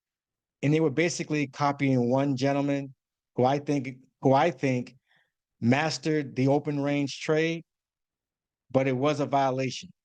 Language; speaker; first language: English; native; English